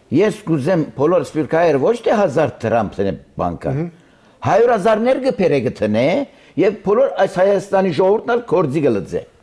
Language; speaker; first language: Armenian; early bilingual, heritage; Armenian